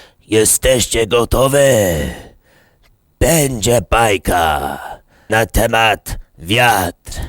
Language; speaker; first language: Polish; non-native, learner; English